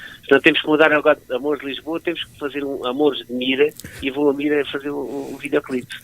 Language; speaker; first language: Portuguese; native; Portuguese